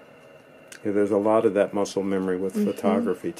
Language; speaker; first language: English; native; English